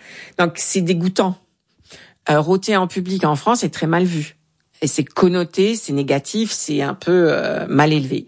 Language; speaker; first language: French; native; French